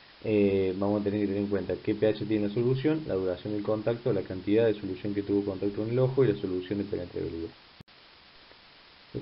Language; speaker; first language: Spanish; native; Spanish